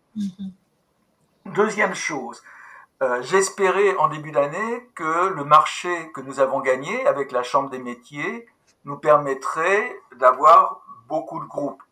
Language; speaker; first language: French; native; French